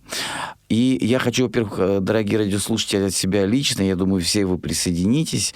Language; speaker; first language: Russian; native; Russian